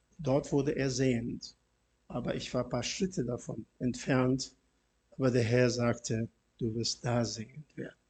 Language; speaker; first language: German; non-native, fluent; Arabic